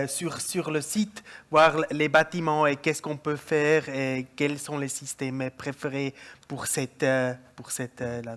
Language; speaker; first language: French; non-native, local second language; German